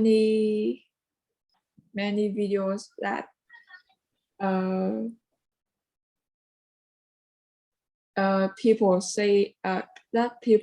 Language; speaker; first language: English; non-native, learner; Vietnamese